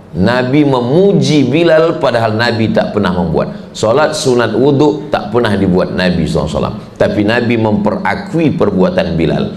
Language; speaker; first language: Malay; native; Malay